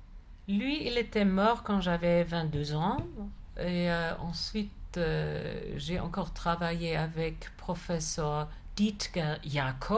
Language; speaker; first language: French; non-native, fluent; German